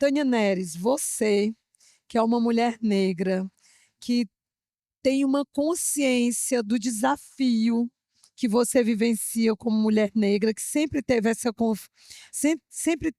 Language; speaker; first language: Portuguese; native; Portuguese